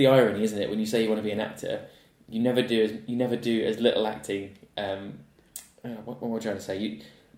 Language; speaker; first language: English; native; English